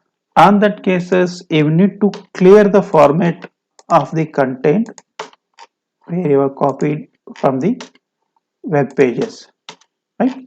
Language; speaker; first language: English; non-native, local second language; Kannada